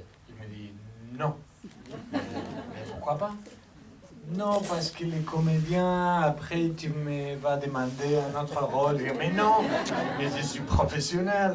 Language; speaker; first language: French; non-native, fluent; Spanish